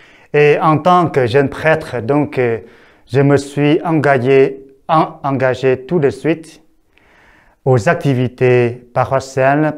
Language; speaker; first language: French; non-native, fluent; Vietnamese